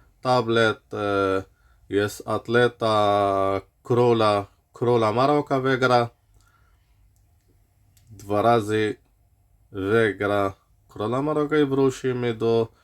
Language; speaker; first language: Polish; non-native, learner; Arabic